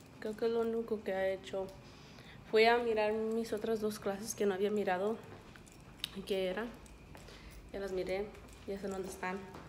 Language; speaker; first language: Spanish; early bilingual, heritage; Spanish